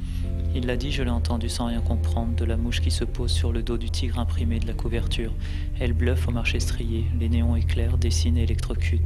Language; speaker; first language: French; native; French